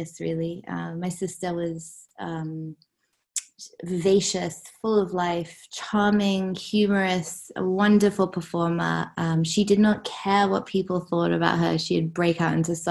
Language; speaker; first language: English; native; English